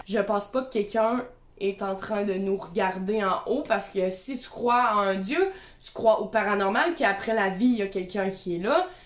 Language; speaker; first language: French; native; French